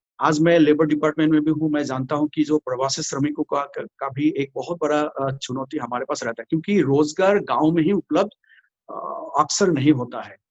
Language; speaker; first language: Hindi; non-native, local second language; Assamese